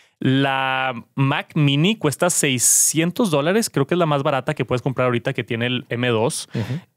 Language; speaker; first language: Spanish; native; Spanish